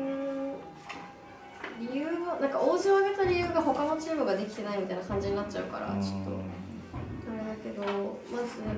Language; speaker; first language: Japanese; native; Japanese